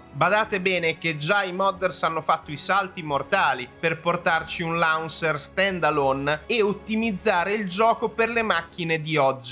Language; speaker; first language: Italian; native; Italian